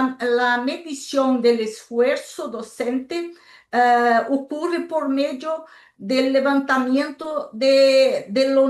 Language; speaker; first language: Spanish; non-native, local second language; Portuguese